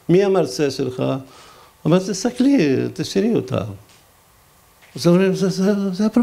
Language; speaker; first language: Hebrew; non-native, local second language; Arabic